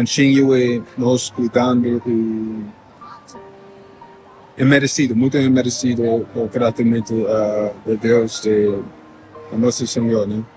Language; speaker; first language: Portuguese; non-native, fluent; English